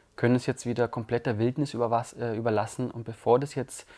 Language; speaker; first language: German; native; German